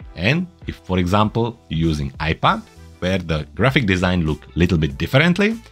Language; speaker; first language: English; non-native, fluent; Czech